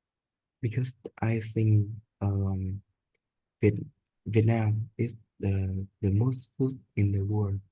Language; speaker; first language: English; non-native, learner; Vietnamese